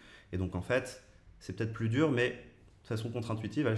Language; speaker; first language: French; native; French